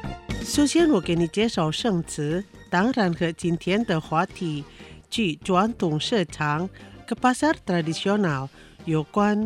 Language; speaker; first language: Chinese; non-native, fluent; Indonesian